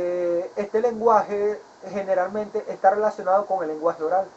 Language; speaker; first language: Spanish; native; Spanish